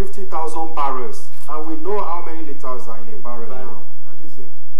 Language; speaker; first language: English; non-native, local second language; Yoruba